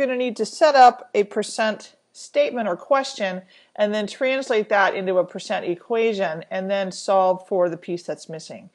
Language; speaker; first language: English; native; English